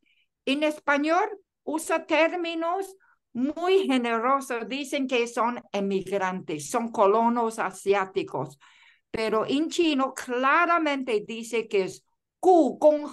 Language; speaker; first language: Spanish; non-native, fluent; Chinese